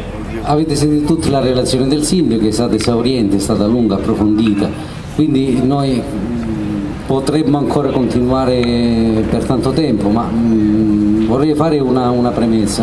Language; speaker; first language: Italian; native; Italian